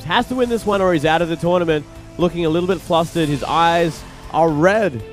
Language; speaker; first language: English; native; English